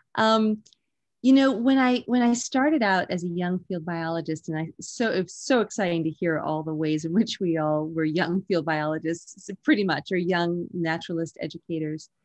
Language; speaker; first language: English; native; English